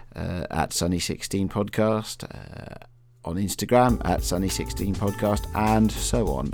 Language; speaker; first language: English; native; English